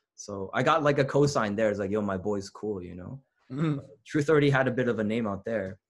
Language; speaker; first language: English; native; English